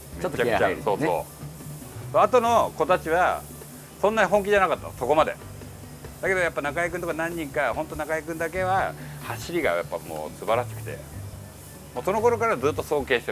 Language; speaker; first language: Japanese; native; Japanese